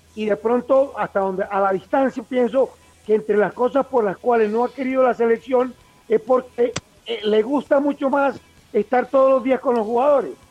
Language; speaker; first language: Spanish; native; Spanish